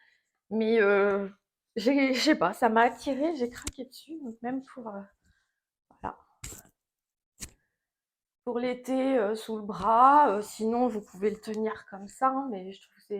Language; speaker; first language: French; native; French